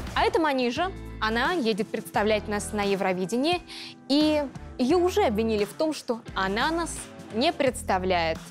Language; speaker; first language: Russian; native; Russian